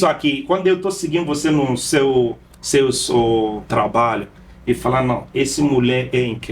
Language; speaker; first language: Portuguese; non-native, fluent; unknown